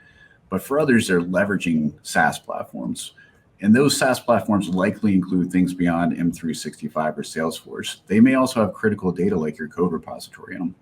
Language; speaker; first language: English; native; English